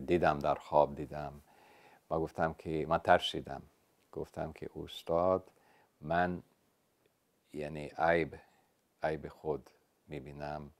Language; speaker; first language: Persian; non-native, fluent; English